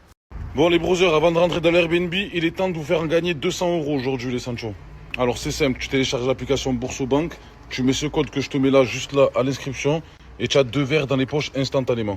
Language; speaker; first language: French; native; French